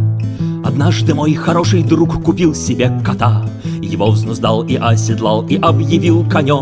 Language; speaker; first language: Russian; native; Russian